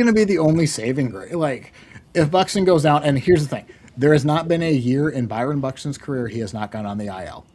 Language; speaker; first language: English; native; English